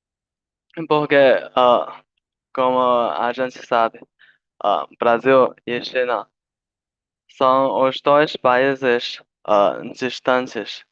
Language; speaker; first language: Portuguese; non-native, learner; Chinese